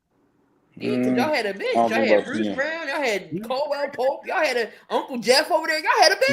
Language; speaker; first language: English; native; English